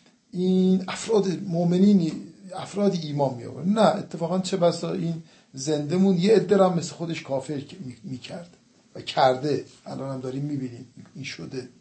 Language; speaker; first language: Persian; native; Persian